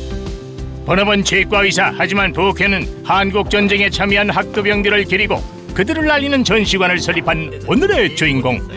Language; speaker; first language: Korean; native; Korean